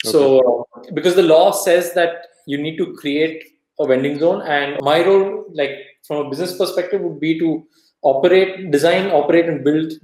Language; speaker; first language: English; non-native, local second language; Kannada